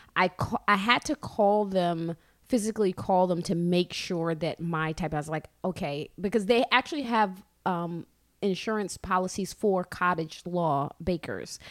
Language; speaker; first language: English; native; English